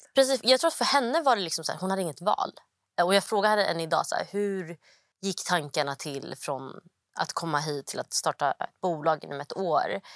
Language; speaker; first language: Swedish; early bilingual, other home language; Somali